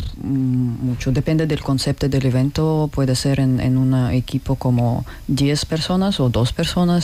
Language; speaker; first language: Spanish; non-native, learner; Russian